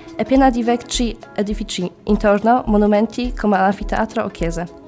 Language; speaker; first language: Italian; non-native, learner; Polish